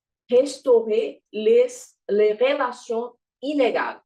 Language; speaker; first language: French; non-native, fluent; Portuguese